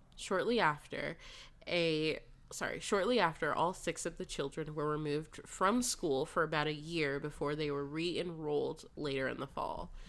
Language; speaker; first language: English; native; English